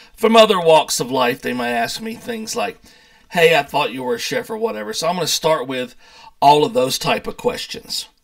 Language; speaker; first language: English; native; English